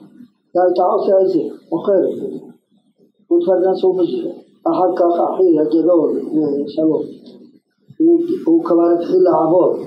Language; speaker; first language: Hebrew; non-native, fluent; Arabic